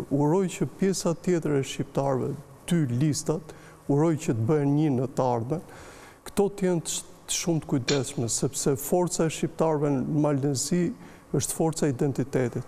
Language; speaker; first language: Albanian; native; Albanian